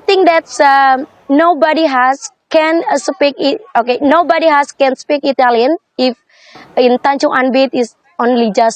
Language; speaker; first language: English; non-native, learner; Indonesian